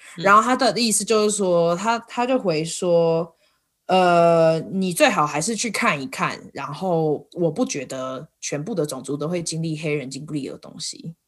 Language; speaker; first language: Chinese; native; Chinese